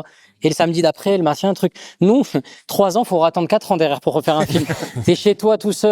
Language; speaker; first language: French; native; French